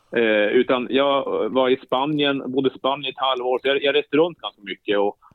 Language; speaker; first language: Swedish; native; Swedish